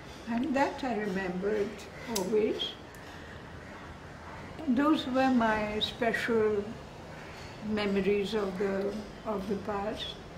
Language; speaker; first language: English; non-native, local second language; Bangla